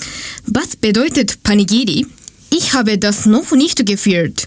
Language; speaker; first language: German; non-native, learner; Japanese